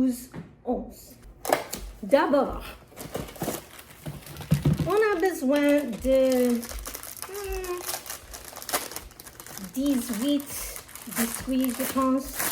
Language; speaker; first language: French; non-native, learner; English